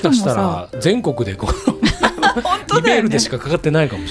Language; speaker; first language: Japanese; native; Japanese